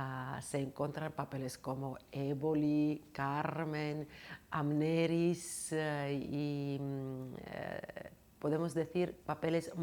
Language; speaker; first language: Spanish; non-native, fluent; Georgian